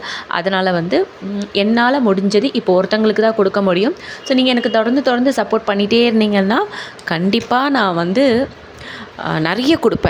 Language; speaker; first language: Tamil; native; Tamil